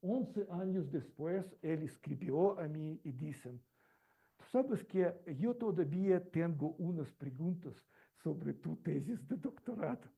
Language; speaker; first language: Spanish; non-native, learner; Russian